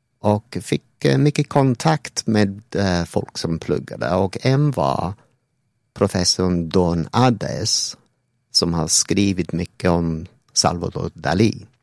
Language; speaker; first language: Swedish; non-native, fluent; English